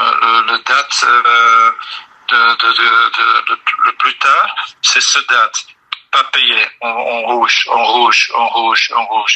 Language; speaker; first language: French; non-native, learner; Dutch